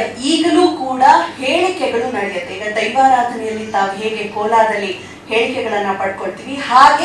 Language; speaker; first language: Kannada; native; Kannada